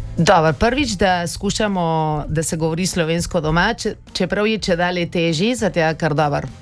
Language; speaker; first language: Slovenian; early bilingual, heritage; Slovenian